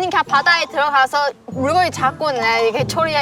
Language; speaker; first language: Korean; non-native, fluent; Chinese